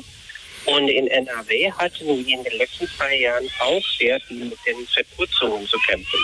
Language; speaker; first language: German; non-native, fluent; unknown